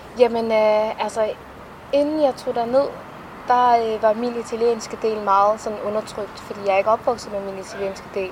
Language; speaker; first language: Danish; early bilingual, other home language; Somali